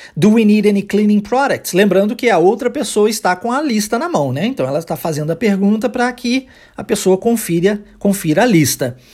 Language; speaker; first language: Portuguese; early bilingual, heritage; English